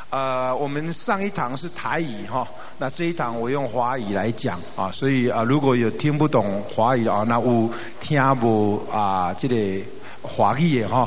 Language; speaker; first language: Chinese; native; Chinese